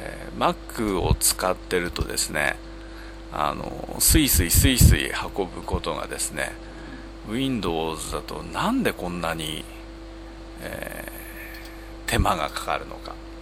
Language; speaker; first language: Japanese; native; Japanese